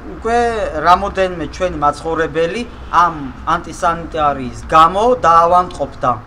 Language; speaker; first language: Georgian; non-native, local second language; Armenian